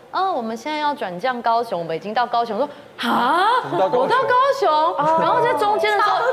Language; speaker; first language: Chinese; native; Chinese